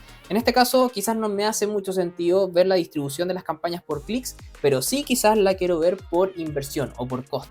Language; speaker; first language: Spanish; native; Spanish